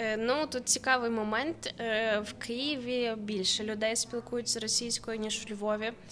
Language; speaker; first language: Ukrainian; native; Ukrainian